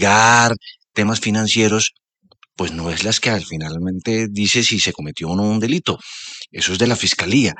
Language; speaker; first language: Spanish; native; Spanish